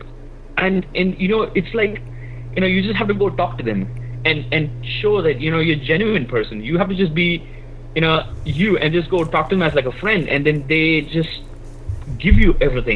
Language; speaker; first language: English; non-native, local second language; Malayalam